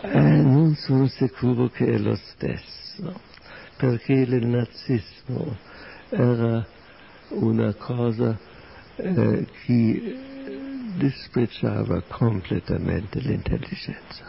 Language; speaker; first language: Italian; non-native, fluent; German